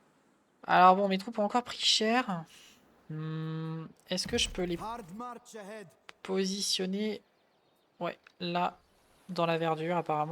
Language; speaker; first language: French; native; French